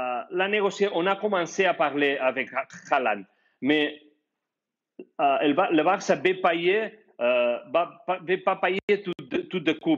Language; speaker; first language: French; non-native, fluent; Spanish